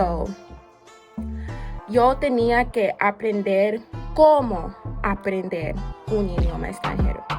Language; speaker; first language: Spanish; non-native, fluent; English